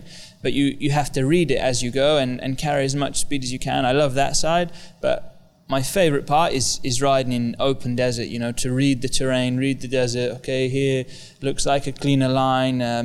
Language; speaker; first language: English; native; English